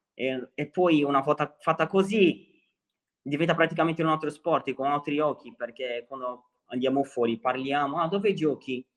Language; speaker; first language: Italian; non-native, fluent; Portuguese